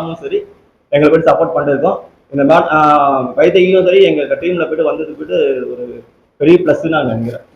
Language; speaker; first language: Tamil; native; Tamil